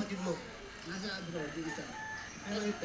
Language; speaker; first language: Filipino; native; Filipino